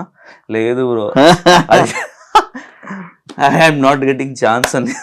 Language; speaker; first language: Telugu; non-native, learner; Hindi